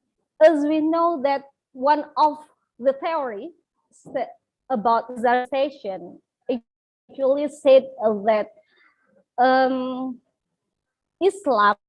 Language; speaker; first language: English; non-native, learner; Indonesian